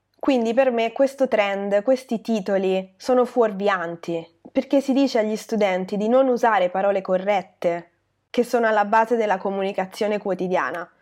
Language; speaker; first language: Italian; native; Italian